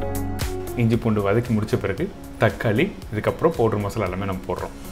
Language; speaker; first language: Tamil; native; Tamil